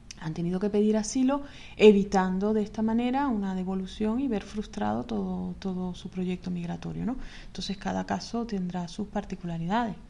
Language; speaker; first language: Spanish; native; Spanish